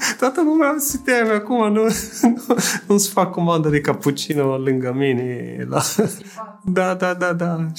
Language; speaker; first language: Romanian; non-native, fluent; Italian